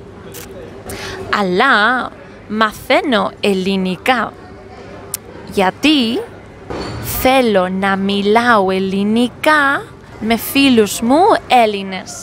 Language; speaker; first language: Greek; non-native, learner; Spanish